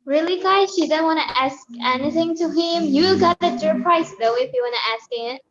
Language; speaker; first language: English; non-native, learner; Indonesian